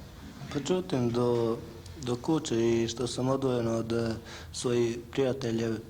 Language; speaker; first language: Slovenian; non-native, learner; Croatian